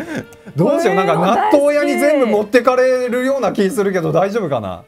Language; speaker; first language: Japanese; native; Japanese